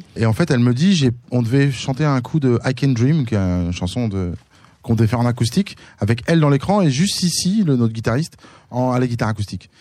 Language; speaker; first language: French; native; French